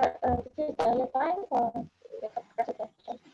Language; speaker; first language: English; non-native, fluent; Indonesian